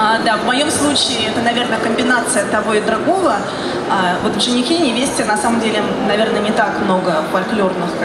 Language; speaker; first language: Russian; native; Russian